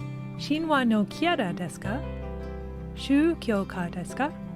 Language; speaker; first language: Japanese; non-native, learner; English